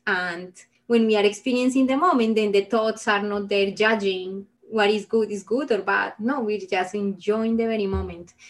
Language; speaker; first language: English; non-native, fluent; Spanish